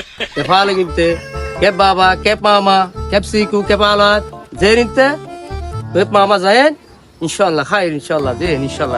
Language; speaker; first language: Arabic; non-native, learner; Bangla